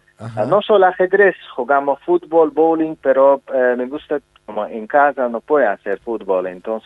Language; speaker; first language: Spanish; non-native, fluent; Azerbaijani